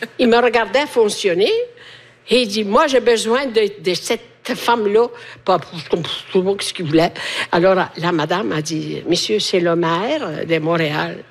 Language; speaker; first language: French; non-native, fluent; Italian